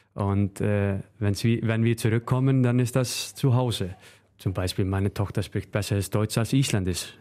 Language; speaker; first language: German; non-native, fluent; Icelandic